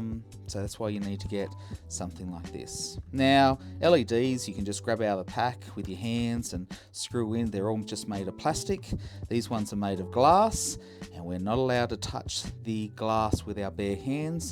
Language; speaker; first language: English; native; English